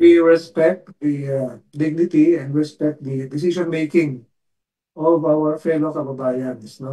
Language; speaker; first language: English; non-native, local second language; Filipino